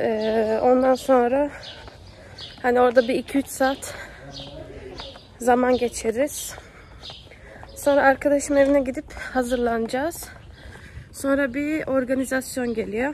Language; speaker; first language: Turkish; early bilingual, heritage; Turkish